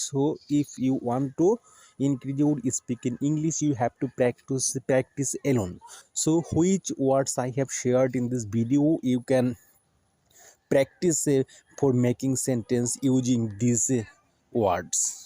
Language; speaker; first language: English; non-native, local second language; Bangla